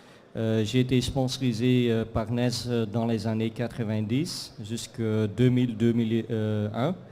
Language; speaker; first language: French; non-native, fluent; Dutch